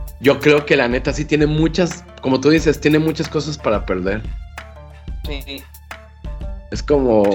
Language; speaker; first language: Spanish; native; Spanish